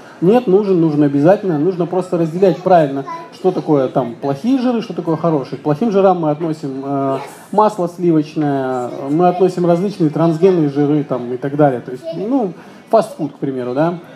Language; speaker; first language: Russian; native; Russian